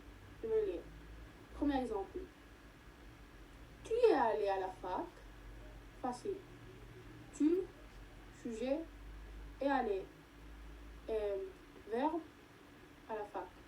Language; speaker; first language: French; non-native, learner; Spanish